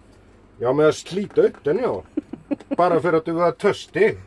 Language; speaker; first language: Swedish; native; Swedish